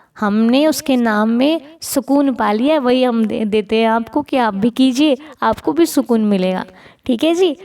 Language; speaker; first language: Hindi; native; Hindi